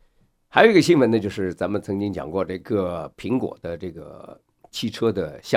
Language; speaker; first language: Chinese; native; Chinese